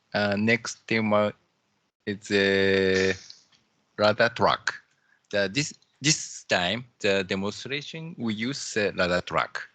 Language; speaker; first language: English; non-native, learner; Japanese